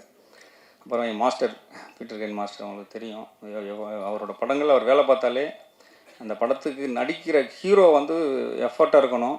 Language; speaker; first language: Tamil; native; Tamil